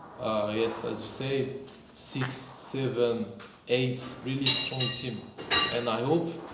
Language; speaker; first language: English; non-native, fluent; French